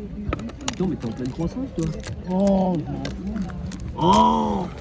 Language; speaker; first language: French; native; French